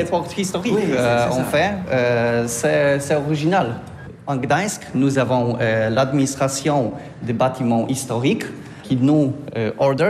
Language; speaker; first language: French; non-native, learner; Polish